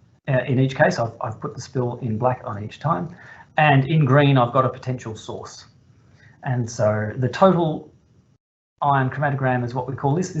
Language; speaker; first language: English; native; English